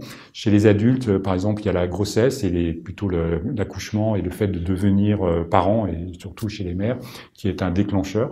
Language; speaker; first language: French; native; French